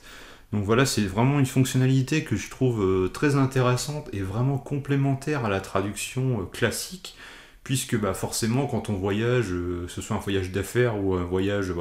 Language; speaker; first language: French; native; French